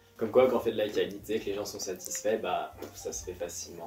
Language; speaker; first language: French; native; French